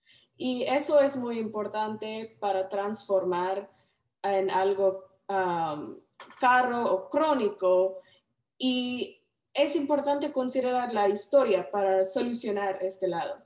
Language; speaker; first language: Spanish; non-native, learner; English